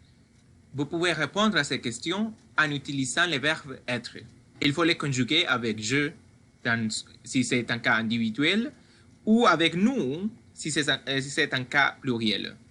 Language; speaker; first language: French; non-native, fluent; Spanish